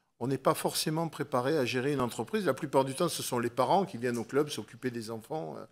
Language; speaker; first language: French; native; French